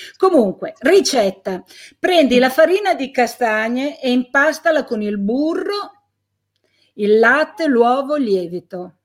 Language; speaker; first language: Italian; native; Italian